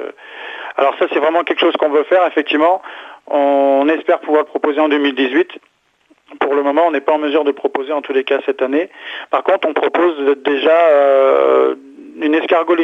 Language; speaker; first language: French; native; French